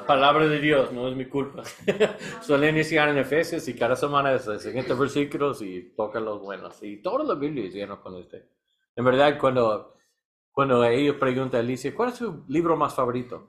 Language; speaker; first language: Spanish; non-native, learner; English